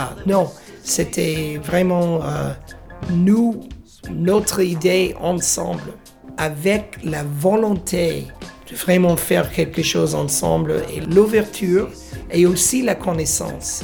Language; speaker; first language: French; non-native, fluent; English